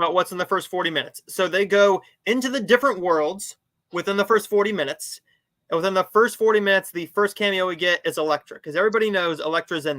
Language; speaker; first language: English; native; English